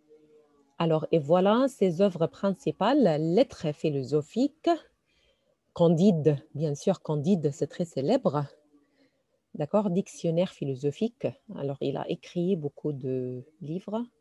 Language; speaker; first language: French; non-native, fluent; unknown